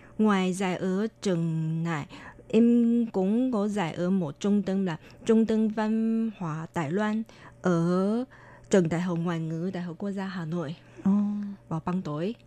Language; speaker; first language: Vietnamese; non-native, fluent; Chinese